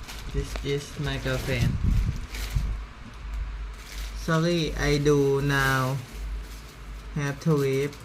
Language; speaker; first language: English; non-native, learner; Thai